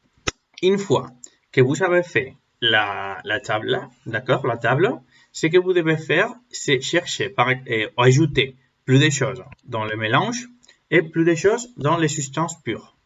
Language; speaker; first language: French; non-native, learner; Spanish